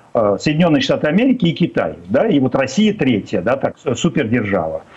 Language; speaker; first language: Russian; native; Russian